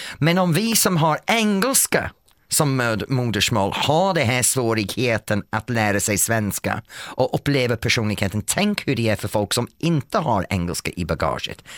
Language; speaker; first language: Swedish; non-native, fluent; English